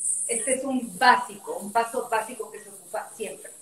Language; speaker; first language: Spanish; native; Spanish